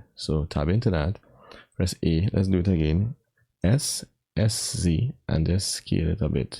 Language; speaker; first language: English; native; English